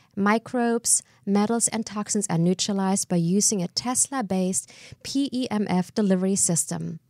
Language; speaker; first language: English; non-native, fluent; German